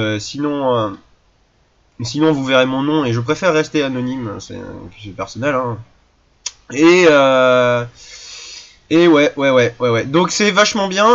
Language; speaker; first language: French; native; French